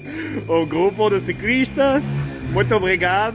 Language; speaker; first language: Portuguese; non-native, learner; French